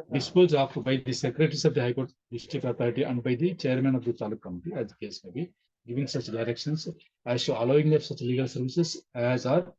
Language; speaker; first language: English; non-native, local second language; Telugu